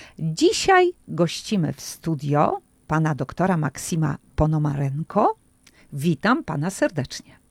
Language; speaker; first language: Polish; native; Polish